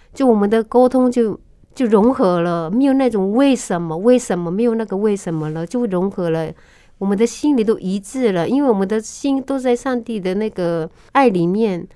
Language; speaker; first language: Chinese; non-native, local second language; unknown